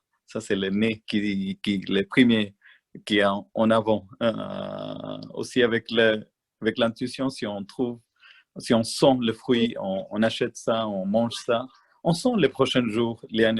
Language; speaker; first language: French; non-native, learner; Malayalam